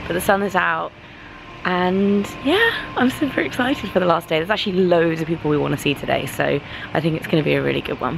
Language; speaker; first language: English; native; English